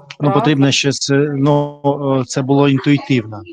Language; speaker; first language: Ukrainian; non-native, learner; Russian